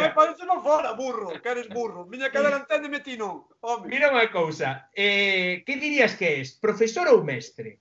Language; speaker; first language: Galician; non-native, local second language; Spanish